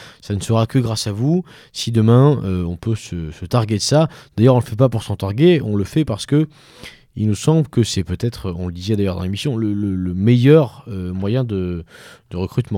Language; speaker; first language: French; native; French